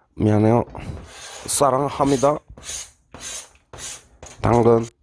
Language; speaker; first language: Korean; non-native, learner; Thai